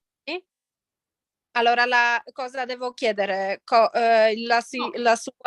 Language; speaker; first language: Italian; non-native, fluent; Polish